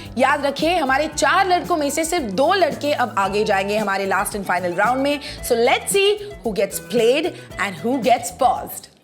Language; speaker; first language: Hindi; native; Hindi